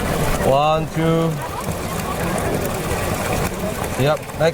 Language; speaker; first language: English; non-native, learner; Indonesian